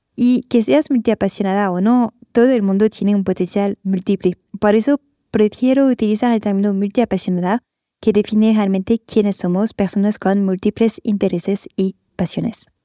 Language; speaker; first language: Spanish; non-native, fluent; French